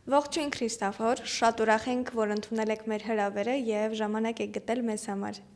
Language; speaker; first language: Armenian; native; Armenian